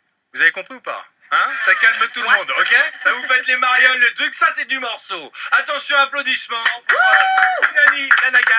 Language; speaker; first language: French; native; French